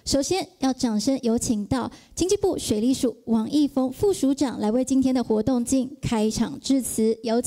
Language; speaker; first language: Chinese; native; Chinese